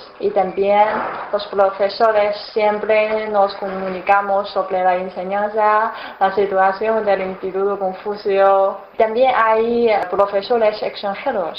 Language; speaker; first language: Spanish; non-native, learner; Chinese